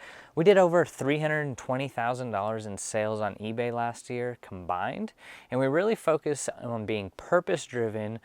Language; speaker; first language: English; native; English